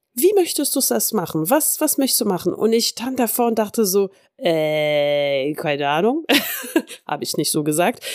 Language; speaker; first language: German; early bilingual, heritage; French